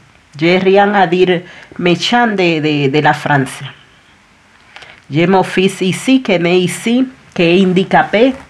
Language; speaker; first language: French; non-native, learner; Spanish